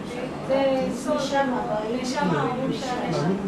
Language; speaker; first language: Hebrew; non-native, fluent; Marathi